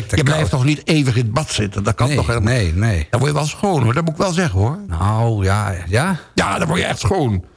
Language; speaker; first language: Dutch; native; Dutch